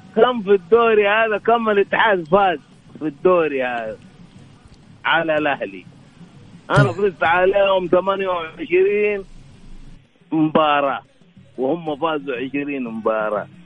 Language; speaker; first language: Arabic; native; Arabic